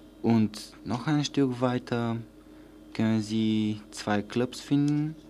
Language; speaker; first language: German; non-native, learner; Bulgarian